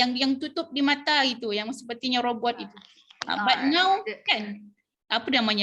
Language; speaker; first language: Malay; native; Malay